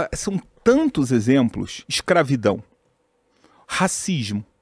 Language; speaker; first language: Portuguese; native; Portuguese